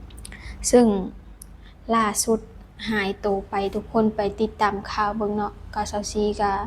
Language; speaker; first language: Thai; non-native, local second language; Lao